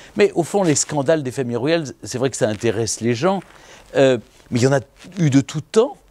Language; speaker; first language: French; native; French